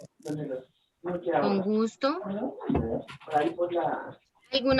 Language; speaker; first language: Spanish; native; Spanish